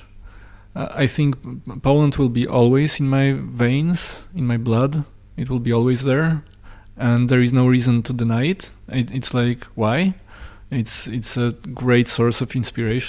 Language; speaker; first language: English; non-native, fluent; Polish